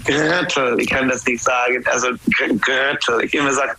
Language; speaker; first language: German; non-native, learner; English